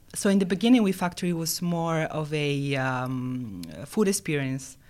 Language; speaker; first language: English; non-native, fluent; Italian